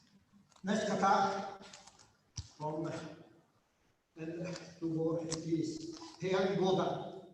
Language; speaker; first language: English; non-native, learner; Italian